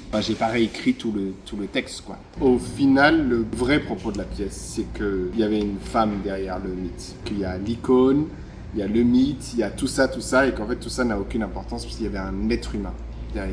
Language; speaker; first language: French; native; French